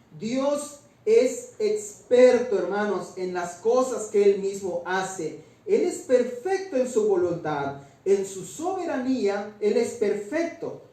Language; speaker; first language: Spanish; native; Spanish